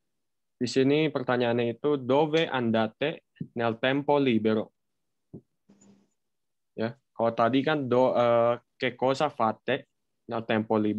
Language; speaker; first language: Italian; non-native, fluent; Indonesian